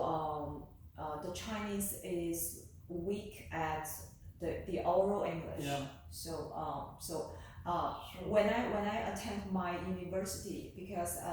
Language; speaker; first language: English; non-native, learner; Chinese